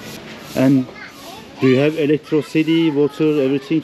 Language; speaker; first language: English; non-native, learner; Turkish